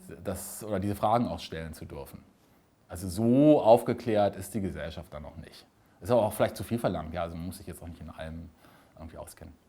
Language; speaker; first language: German; native; German